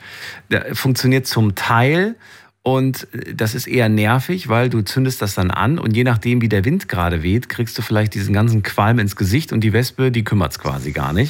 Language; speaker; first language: German; native; German